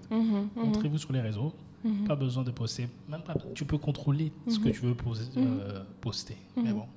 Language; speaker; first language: French; native; French